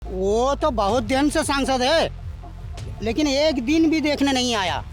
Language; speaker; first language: Hindi; non-native, local second language; Bangla